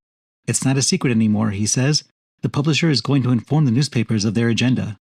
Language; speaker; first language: English; native; English